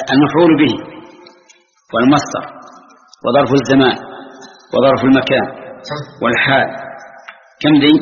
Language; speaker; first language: Arabic; native; Arabic